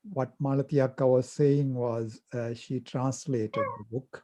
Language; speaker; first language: English; non-native, local second language; Sinhala